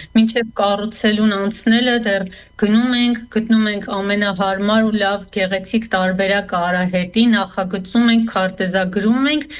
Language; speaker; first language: Armenian; native; Armenian